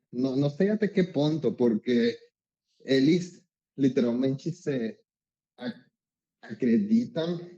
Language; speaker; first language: Portuguese; non-native, learner; Spanish